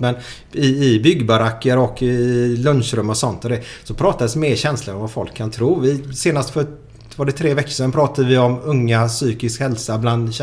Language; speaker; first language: Swedish; native; Swedish